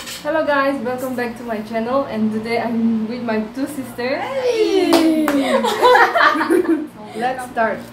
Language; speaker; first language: English; non-native, local second language; Tangkhul Naga (India)